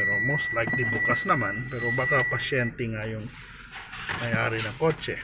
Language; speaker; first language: Filipino; non-native, local second language; Cebuano